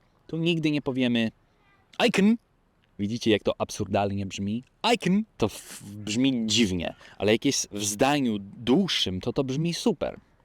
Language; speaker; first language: Polish; early bilingual, heritage; Polish